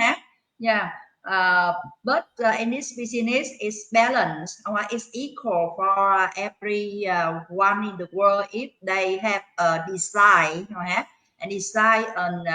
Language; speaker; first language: English; non-native, learner; Vietnamese